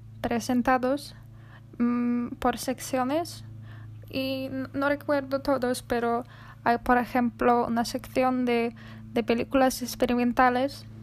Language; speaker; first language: Spanish; non-native, fluent; Polish